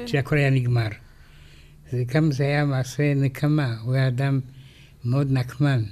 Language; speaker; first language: Hebrew; non-native, fluent; Romanian